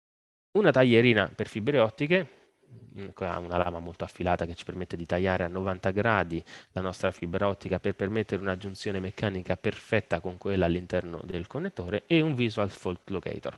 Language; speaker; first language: Italian; native; Italian